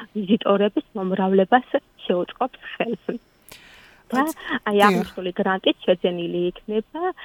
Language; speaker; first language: Georgian; native; Georgian